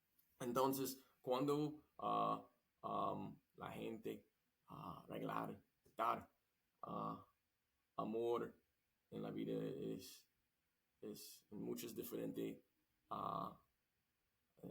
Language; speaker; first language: Spanish; non-native, learner; English